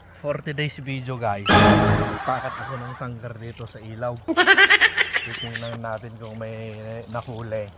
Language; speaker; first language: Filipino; non-native, local second language; Iloko